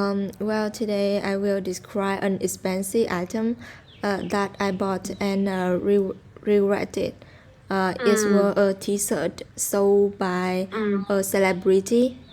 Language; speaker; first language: English; non-native, learner; Vietnamese